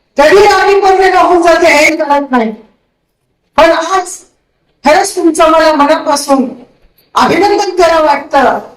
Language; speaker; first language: Marathi; native; Marathi